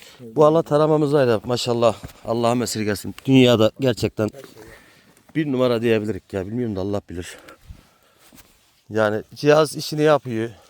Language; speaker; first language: Turkish; native; Turkish